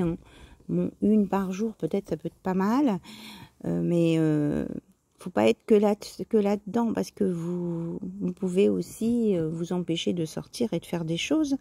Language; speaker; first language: French; native; French